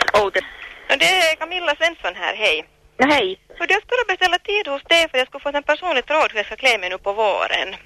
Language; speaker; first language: Swedish; non-native, learner; Finnish